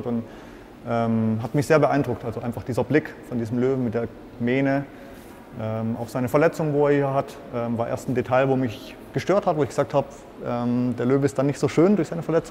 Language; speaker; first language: German; native; German